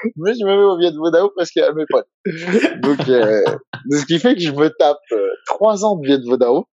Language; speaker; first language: French; native; French